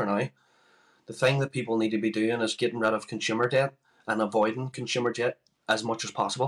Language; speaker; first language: English; native; English